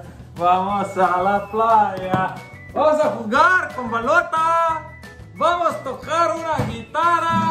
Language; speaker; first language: Spanish; non-native, learner; Croatian